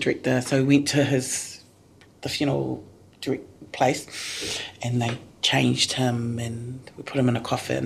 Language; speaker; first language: English; native; English